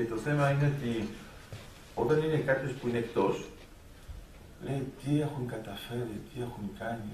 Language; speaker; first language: Greek; early bilingual, heritage; Greek